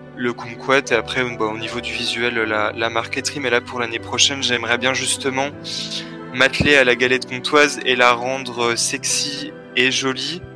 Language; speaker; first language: French; native; French